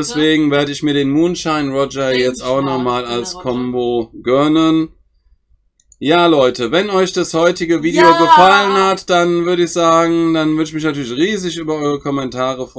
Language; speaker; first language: German; native; German